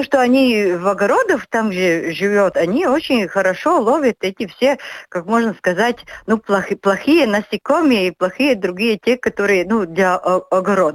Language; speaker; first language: Russian; non-native, local second language; Latvian